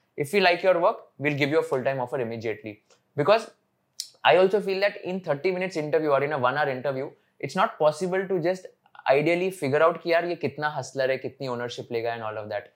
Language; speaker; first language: English; non-native, local second language; Hindi